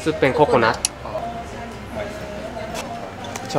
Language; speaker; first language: Thai; non-native, learner; Japanese